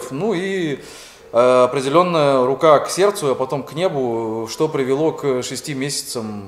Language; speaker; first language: Russian; native; Russian